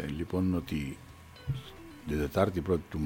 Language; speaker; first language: Greek; native; Greek